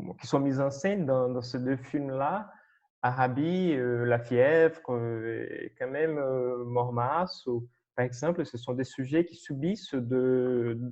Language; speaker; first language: French; non-native, fluent; Portuguese